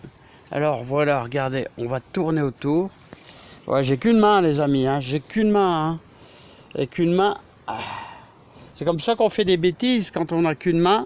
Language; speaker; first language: French; native; French